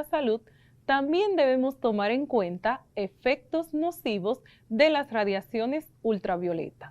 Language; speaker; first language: Spanish; native; Spanish